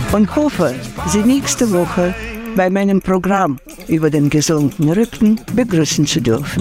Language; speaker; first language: German; non-native, fluent; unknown